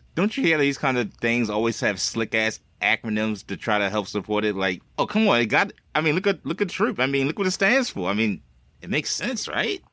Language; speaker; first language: English; native; English